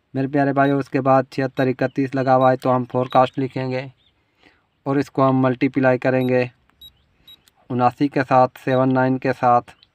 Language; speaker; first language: Urdu; non-native, local second language; Punjabi